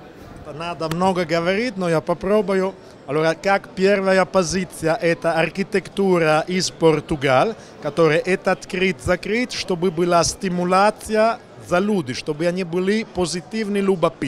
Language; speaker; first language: Russian; non-native, learner; Italian